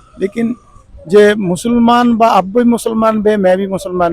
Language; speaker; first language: Hindi; non-native, learner; Bangla